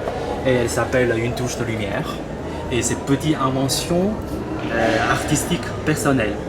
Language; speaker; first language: French; non-native, learner; Chinese